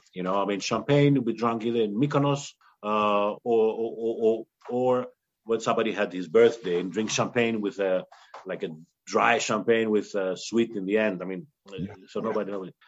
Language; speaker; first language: English; non-native, fluent; Greek